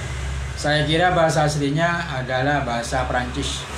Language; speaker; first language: Indonesian; non-native, local second language; Madurese